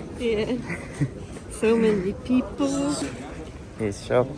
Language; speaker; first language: English; non-native, fluent; Polish